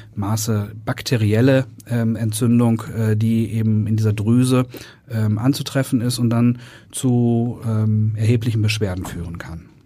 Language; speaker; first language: German; native; German